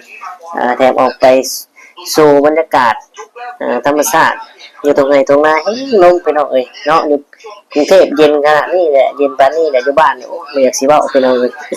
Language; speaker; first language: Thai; non-native, local second language; Lao